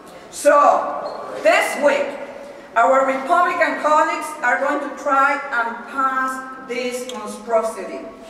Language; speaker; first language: English; non-native, fluent; Spanish